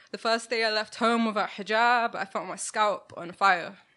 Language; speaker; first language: English; native; English